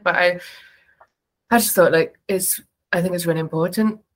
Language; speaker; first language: English; native; English